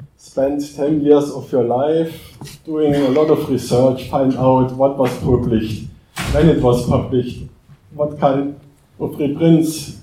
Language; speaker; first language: English; non-native, fluent; German